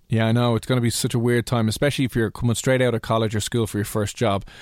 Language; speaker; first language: English; native; English